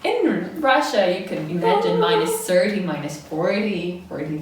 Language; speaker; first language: English; non-native, fluent; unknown